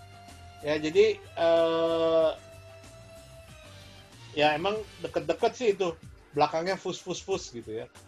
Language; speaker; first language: Indonesian; native; Indonesian